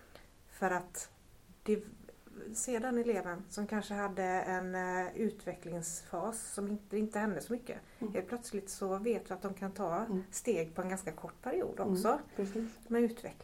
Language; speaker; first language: Swedish; native; Swedish